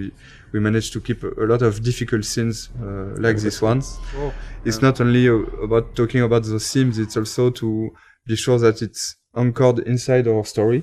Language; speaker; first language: English; non-native, fluent; French